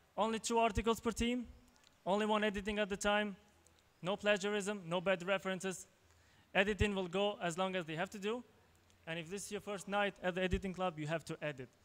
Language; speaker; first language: English; non-native, fluent; Albanian